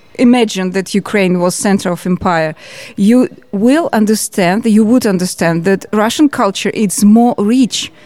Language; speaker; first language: English; non-native, learner; Georgian